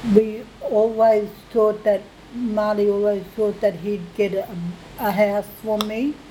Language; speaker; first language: English; native; English